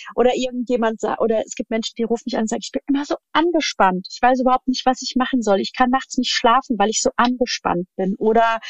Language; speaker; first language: German; native; German